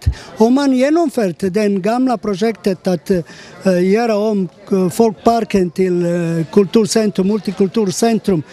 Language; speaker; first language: Swedish; non-native, fluent; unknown